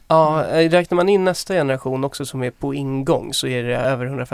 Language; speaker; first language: Swedish; native; Swedish